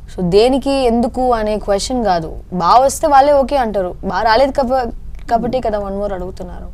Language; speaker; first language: Telugu; early bilingual, heritage; Telugu